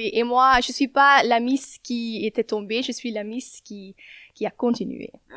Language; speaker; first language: French; non-native, learner; Dutch